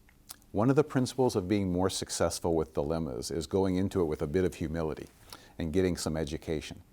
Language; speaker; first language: English; native; English